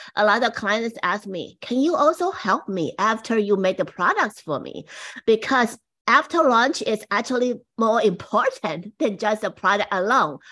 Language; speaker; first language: English; non-native, fluent; Chinese